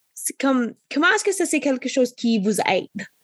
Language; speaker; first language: French; non-native, local second language; English